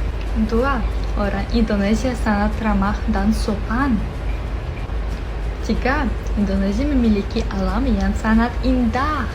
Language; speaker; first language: Indonesian; non-native, fluent; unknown